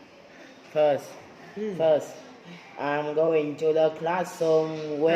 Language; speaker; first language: English; non-native, learner; Vietnamese